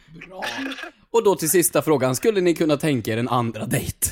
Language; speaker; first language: Swedish; native; Swedish